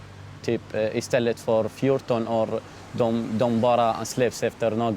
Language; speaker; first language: Swedish; non-native, fluent; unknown